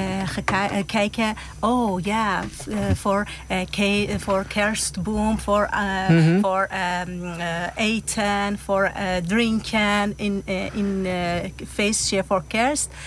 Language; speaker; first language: Dutch; non-native, learner; Persian